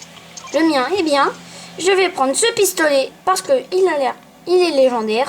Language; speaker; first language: French; native; French